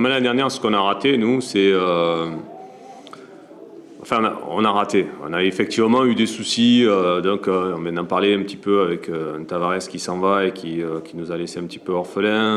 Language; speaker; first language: French; native; French